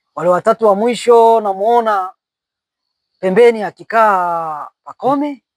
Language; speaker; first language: Swahili; native; Swahili